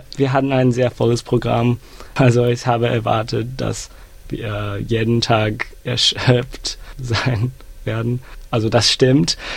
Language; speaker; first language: German; non-native, fluent; Chinese